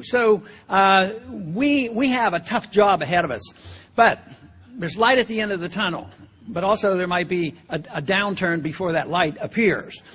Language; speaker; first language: English; native; English